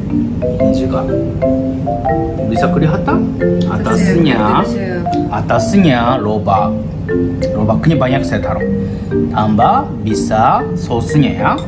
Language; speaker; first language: Indonesian; non-native, learner; Japanese